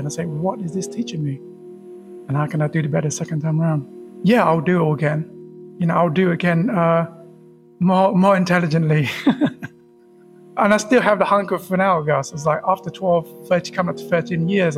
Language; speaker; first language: English; early bilingual, other home language; Vietnamese